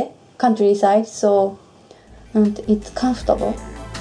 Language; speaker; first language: English; non-native, learner; Japanese